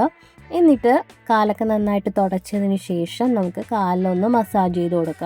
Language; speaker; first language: Malayalam; native; Malayalam